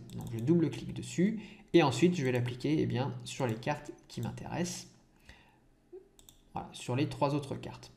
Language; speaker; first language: French; native; French